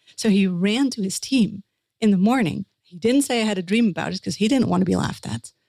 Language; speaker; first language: English; non-native, fluent; Dutch